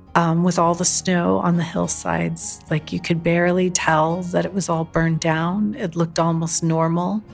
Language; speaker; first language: English; native; English